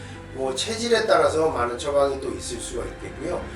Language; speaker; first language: Korean; native; Korean